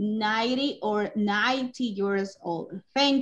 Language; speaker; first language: English; non-native, local second language; Spanish